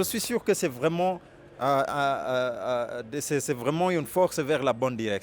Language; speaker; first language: French; non-native, fluent; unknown